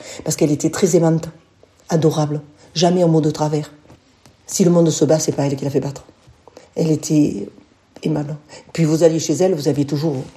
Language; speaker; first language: French; native; French